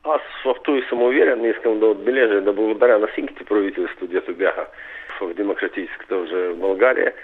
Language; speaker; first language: Bulgarian; early bilingual, heritage; Bulgarian